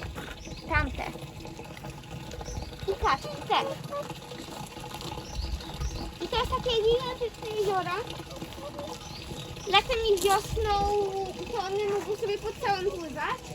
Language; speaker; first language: Polish; early bilingual, heritage; Polish